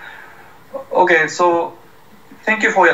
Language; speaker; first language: English; non-native, learner; Japanese